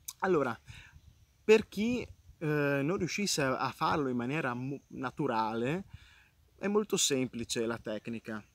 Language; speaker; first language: Italian; native; Italian